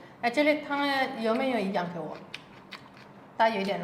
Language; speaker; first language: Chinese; early bilingual, heritage; Indonesian